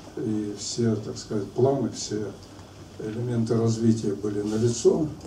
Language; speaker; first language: Russian; native; Russian